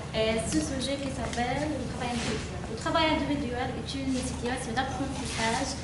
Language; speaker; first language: French; non-native, fluent; Arabic